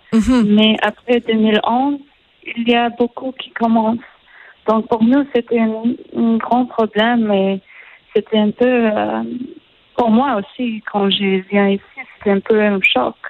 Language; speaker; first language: French; non-native, learner; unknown